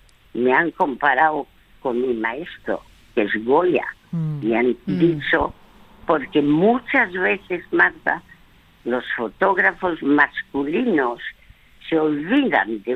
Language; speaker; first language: Spanish; early bilingual, other home language; French